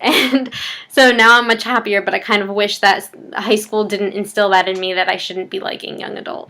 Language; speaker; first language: English; native; English